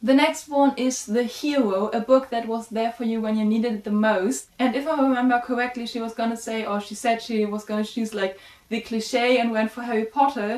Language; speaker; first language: English; non-native, fluent; German